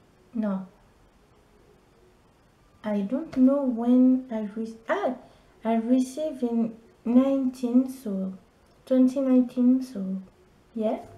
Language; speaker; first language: English; non-native, learner; French